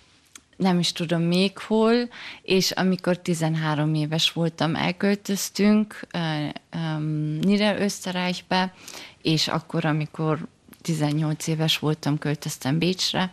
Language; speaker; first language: Hungarian; early bilingual, heritage; German